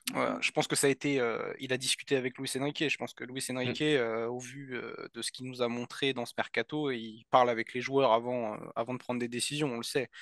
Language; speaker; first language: French; native; French